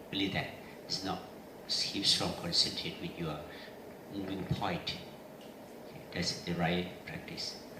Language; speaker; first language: English; non-native, learner; Thai